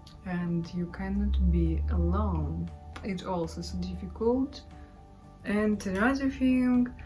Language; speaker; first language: English; non-native, learner; Russian